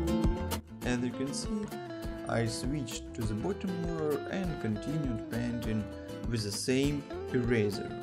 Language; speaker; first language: English; non-native, fluent; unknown